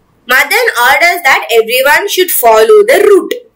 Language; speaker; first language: English; non-native, local second language; Tamil